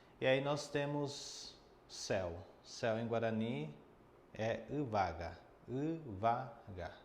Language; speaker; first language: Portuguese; non-native, fluent; Guarani